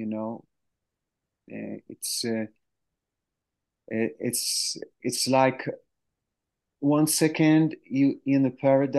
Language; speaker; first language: English; non-native, fluent; Arabic